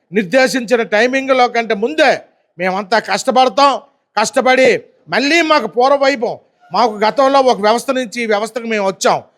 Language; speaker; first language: Telugu; native; Telugu